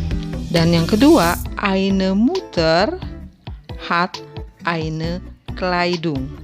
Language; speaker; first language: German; non-native, fluent; Indonesian